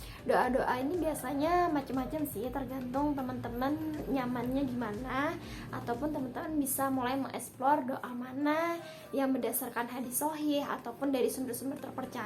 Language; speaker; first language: Indonesian; native; Indonesian